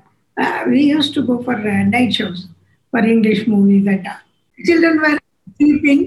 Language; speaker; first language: English; non-native, local second language; Tamil